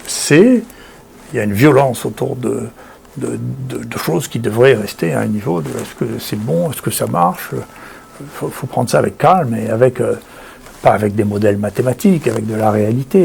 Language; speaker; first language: French; native; French